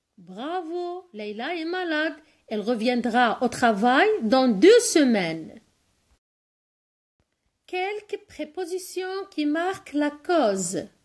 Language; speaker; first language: French; non-native, local second language; Arabic